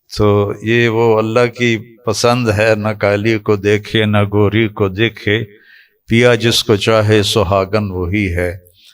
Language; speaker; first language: Urdu; non-native, local second language; Punjabi